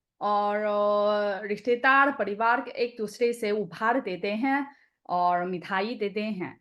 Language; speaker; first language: Hindi; non-native, fluent; Chinese